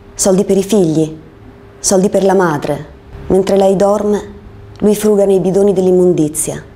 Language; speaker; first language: Italian; native; Italian